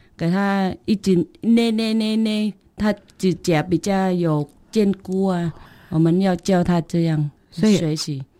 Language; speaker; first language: Chinese; non-native, fluent; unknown